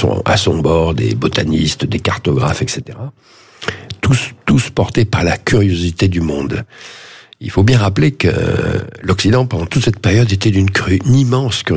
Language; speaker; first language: French; native; French